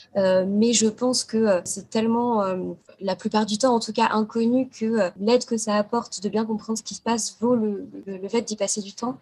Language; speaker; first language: French; native; French